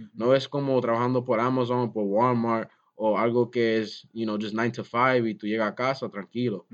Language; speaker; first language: Spanish; early bilingual, heritage; Spanish